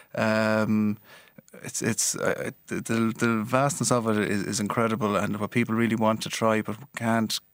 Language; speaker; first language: English; native; English